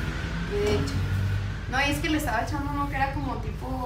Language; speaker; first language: Spanish; native; Spanish